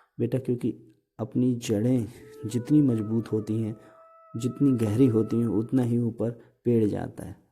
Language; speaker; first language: Hindi; native; Hindi